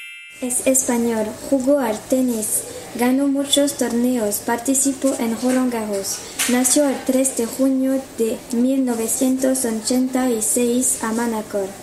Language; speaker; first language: Spanish; non-native, learner; French